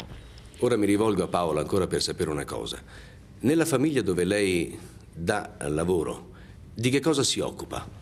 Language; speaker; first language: Italian; native; Italian